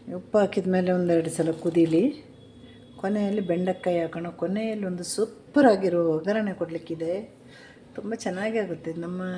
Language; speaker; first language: Kannada; non-native, local second language; Malayalam